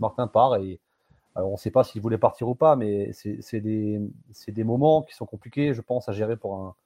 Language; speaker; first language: French; native; French